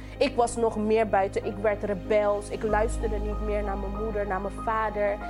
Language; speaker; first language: Dutch; non-native, local second language; English